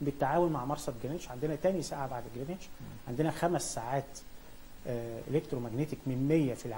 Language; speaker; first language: Arabic; native; Arabic